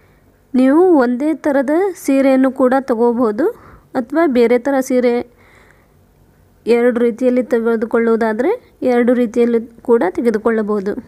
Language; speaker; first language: Kannada; native; Kannada